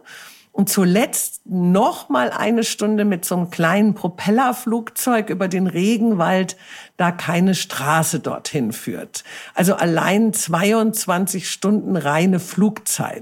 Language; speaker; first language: German; native; German